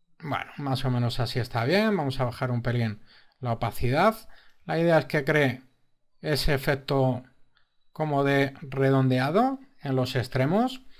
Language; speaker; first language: Spanish; native; Spanish